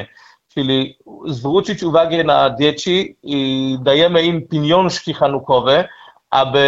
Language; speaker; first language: Polish; non-native, learner; Hebrew